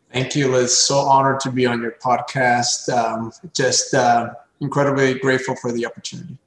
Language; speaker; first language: English; early bilingual, other home language; Spanish